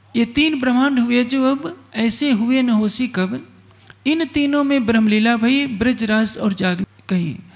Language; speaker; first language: Hindi; native; Hindi